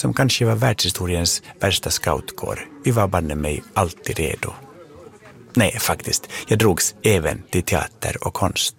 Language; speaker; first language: Swedish; native; Swedish